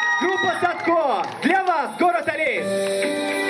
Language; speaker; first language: Russian; native; Russian